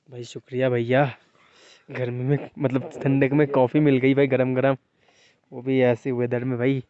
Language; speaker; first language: Hindi; non-native, local second language; Bangla